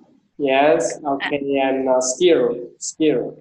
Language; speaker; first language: English; non-native, fluent; Vietnamese